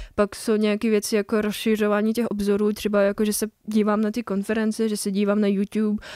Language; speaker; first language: Czech; non-native, fluent; Bosnian